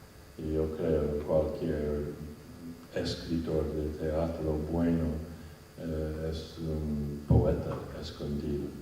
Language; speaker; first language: Spanish; non-native, fluent; English